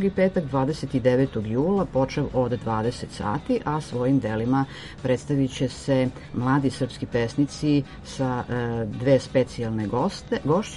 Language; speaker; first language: Serbian; native; Serbian